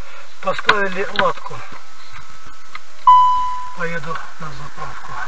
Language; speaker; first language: Russian; native; Russian